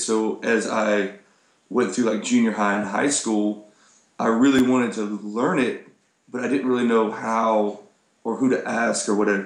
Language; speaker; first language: English; native; English